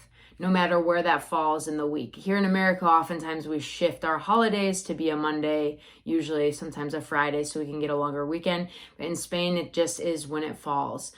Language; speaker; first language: English; native; English